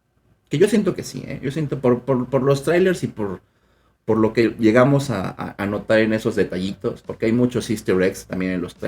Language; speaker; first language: Spanish; native; Spanish